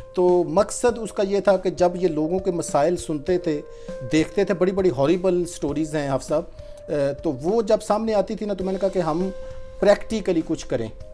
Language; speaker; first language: Hindi; non-native, local second language; Punjabi